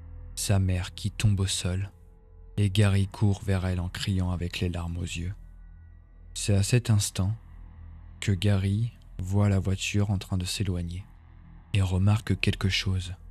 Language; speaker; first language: French; native; French